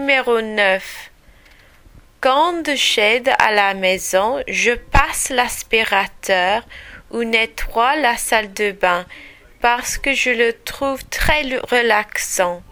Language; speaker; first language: French; non-native, learner; English